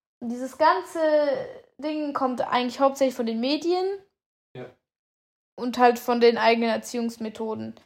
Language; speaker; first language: German; native; German